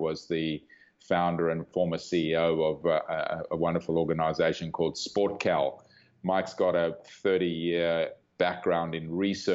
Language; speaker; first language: English; native; English